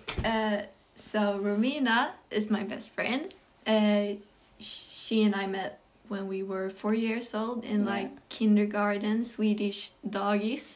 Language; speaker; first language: English; non-native, fluent; Swedish